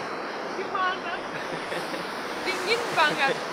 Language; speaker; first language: Indonesian; non-native, fluent; Romanian